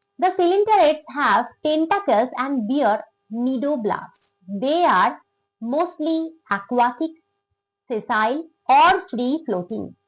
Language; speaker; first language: English; non-native, local second language; Bangla